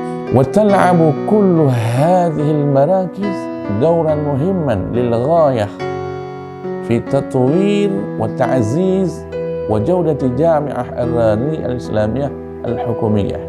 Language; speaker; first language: Arabic; non-native, fluent; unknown